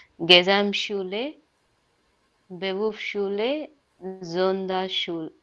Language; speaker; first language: German; non-native, learner; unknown